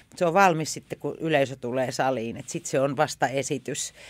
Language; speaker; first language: Finnish; native; Finnish